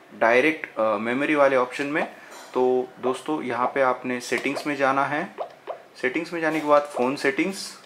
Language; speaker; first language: Hindi; non-native, local second language; Marathi